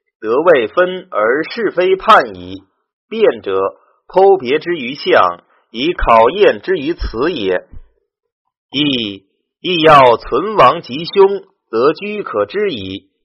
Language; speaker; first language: Chinese; native; Chinese